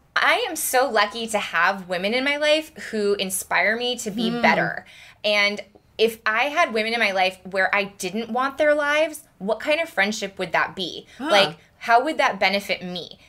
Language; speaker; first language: English; native; English